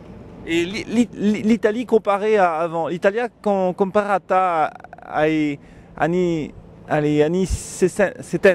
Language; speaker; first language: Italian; non-native, learner; French